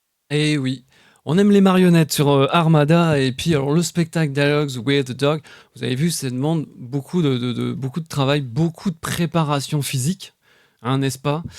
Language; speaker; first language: French; native; French